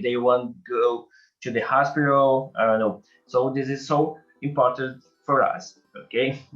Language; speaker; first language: English; non-native, learner; Portuguese